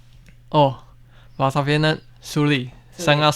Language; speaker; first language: Indonesian; non-native, learner; Chinese